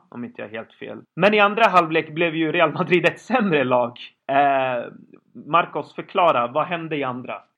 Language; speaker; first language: Swedish; early bilingual, other home language; Kurdish